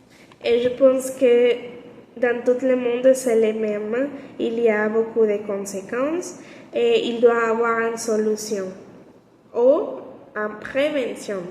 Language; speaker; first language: French; non-native, learner; Spanish